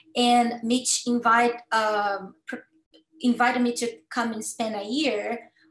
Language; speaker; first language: English; non-native, fluent; Portuguese